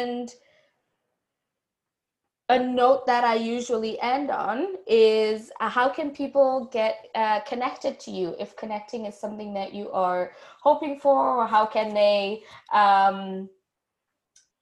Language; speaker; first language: English; non-native, local second language; Tswana